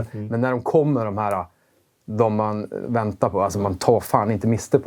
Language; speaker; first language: Swedish; native; Swedish